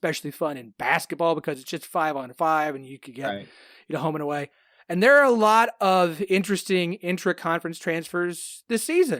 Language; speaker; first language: English; native; English